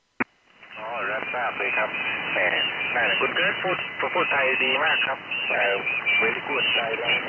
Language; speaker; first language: Thai; native; Thai